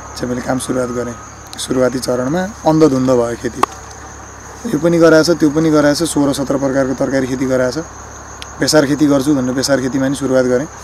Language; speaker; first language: Nepali; native; Nepali